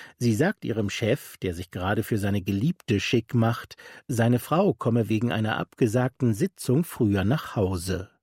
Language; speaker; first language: German; native; German